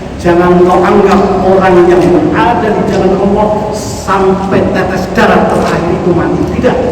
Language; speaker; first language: Indonesian; non-native, local second language; Javanese